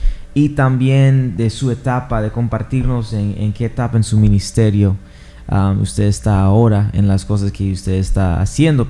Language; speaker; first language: Spanish; non-native, fluent; English